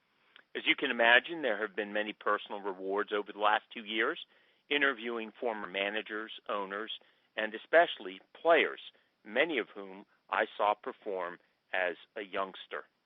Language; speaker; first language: English; native; English